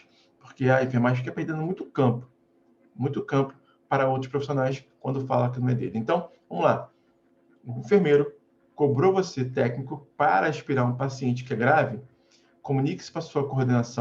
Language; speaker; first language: Portuguese; native; Portuguese